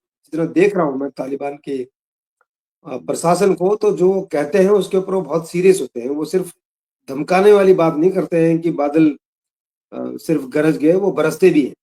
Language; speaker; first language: Hindi; native; Hindi